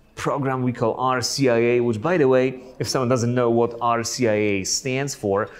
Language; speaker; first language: English; non-native, fluent; Polish